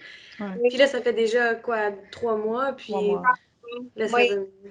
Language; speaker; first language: French; native; French